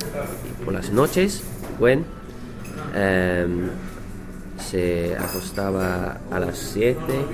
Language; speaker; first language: Spanish; non-native, learner; English